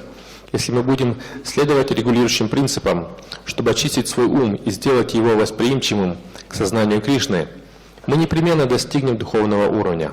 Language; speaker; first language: Russian; native; Russian